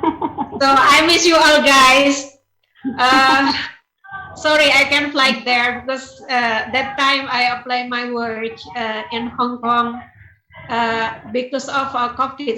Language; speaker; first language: English; non-native, learner; Indonesian